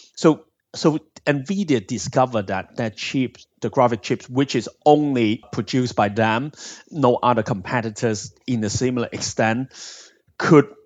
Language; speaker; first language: English; non-native, local second language; Cantonese